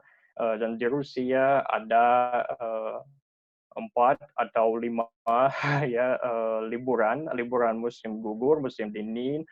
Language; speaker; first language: Indonesian; non-native, fluent; Russian